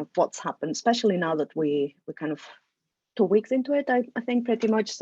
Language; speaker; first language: English; non-native, fluent; Catalan